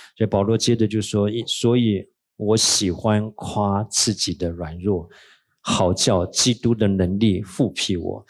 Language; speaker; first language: Chinese; native; Chinese